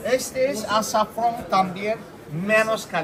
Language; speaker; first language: Portuguese; non-native, learner; Turkish